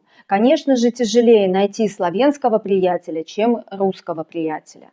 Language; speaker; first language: Russian; native; Russian